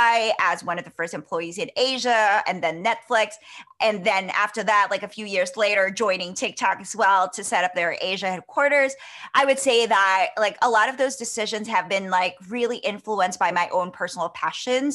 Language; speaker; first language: English; non-native, local second language; Filipino